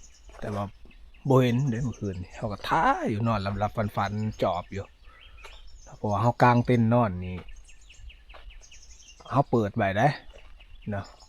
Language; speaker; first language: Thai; non-native, local second language; Lao